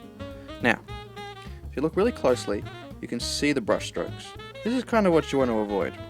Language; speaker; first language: English; native; English